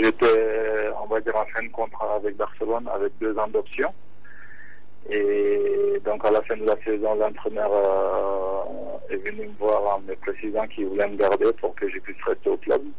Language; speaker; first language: French; non-native, local second language; Bambara